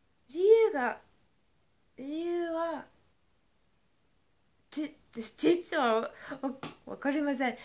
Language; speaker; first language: Japanese; non-native, learner; English